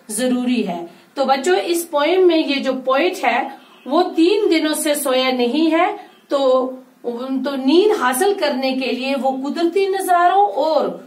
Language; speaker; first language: Urdu; non-native, local second language; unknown